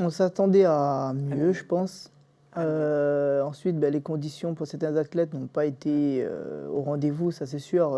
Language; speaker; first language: French; native; French